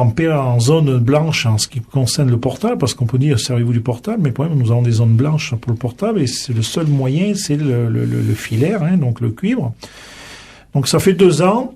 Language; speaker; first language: French; native; French